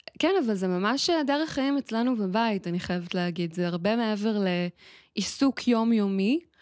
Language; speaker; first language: Hebrew; native; Hebrew